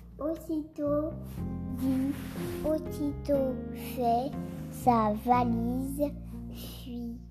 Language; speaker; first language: French; early bilingual, heritage; French